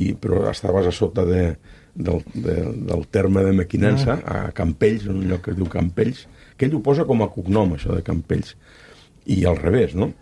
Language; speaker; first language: Catalan; native; Catalan